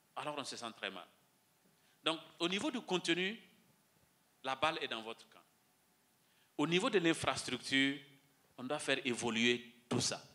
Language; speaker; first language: French; non-native, local second language; Mossi